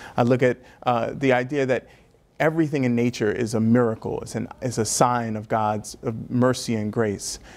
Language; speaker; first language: English; native; English